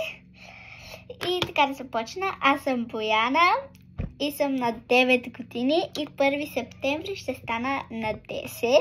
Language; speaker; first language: Bulgarian; early bilingual, heritage; Bulgarian